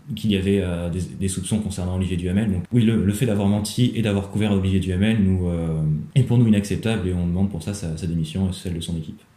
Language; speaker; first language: French; native; French